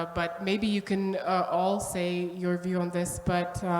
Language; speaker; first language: English; non-native, fluent; Slovak